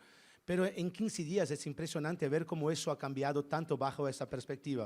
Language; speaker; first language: Spanish; non-native, fluent; Portuguese